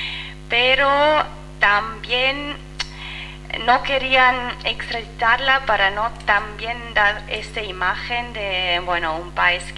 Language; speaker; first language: Spanish; non-native, fluent; French